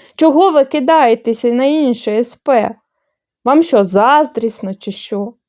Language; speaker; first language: Ukrainian; non-native, fluent; Bulgarian